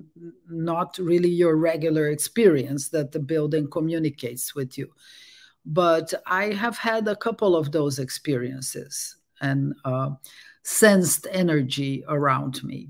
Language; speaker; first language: English; non-native, fluent; Portuguese